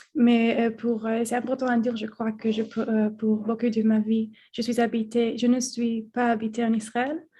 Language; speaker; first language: French; non-native, learner; Hebrew